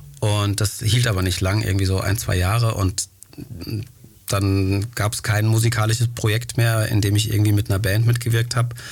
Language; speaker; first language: German; early bilingual, other home language; Greek